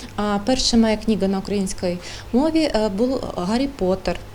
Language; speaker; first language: Ukrainian; non-native, local second language; Russian